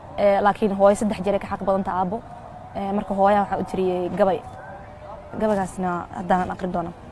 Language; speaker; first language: Somali; early bilingual, heritage; Somali